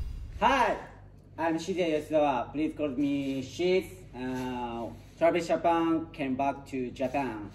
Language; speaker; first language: English; non-native, learner; Japanese